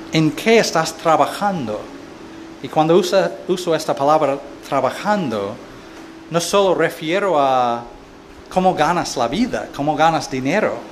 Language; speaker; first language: Spanish; non-native, fluent; English